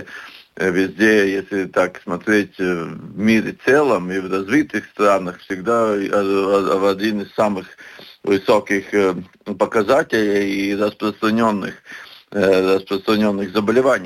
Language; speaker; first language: Russian; non-native, local second language; Latvian